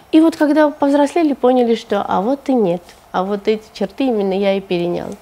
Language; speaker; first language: Russian; non-native, local second language; Armenian